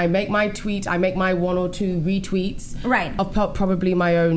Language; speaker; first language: English; native; English